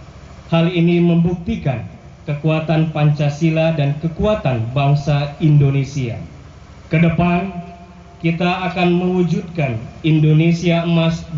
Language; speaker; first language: Indonesian; native; Indonesian